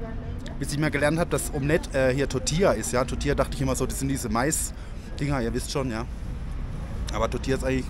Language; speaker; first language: German; native; German